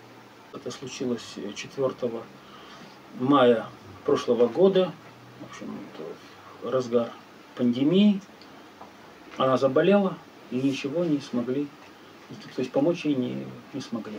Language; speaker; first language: Russian; native; Russian